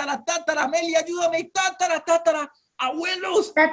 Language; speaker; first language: Spanish; native; Spanish